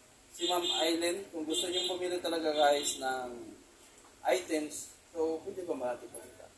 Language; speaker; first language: Filipino; native; Filipino